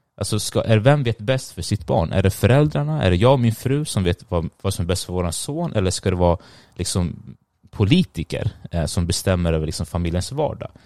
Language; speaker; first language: Swedish; early bilingual, other home language; Tigrinya